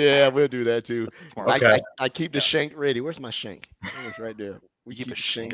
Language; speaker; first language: English; native; English